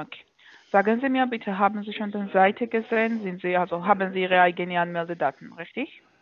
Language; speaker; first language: German; non-native, fluent; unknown